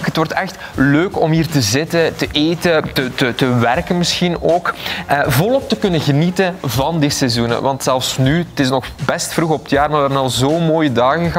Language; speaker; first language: Dutch; native; Dutch